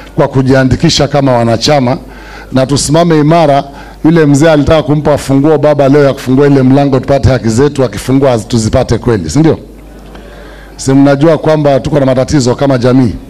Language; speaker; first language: Swahili; non-native, local second language; Giryama